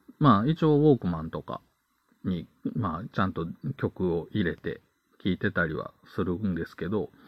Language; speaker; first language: Japanese; native; Japanese